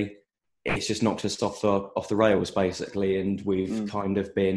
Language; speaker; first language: English; native; English